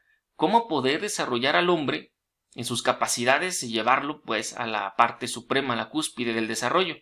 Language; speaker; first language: Spanish; native; Spanish